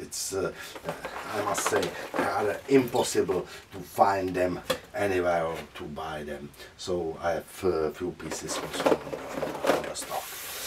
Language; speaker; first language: English; non-native, learner; Czech